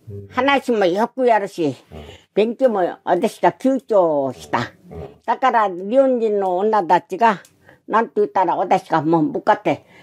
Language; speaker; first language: Japanese; non-native, learner; Korean